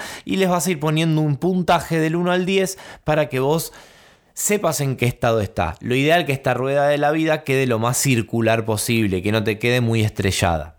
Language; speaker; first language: Spanish; native; Spanish